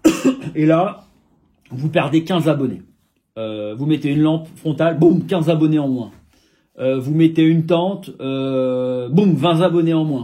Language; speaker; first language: French; native; French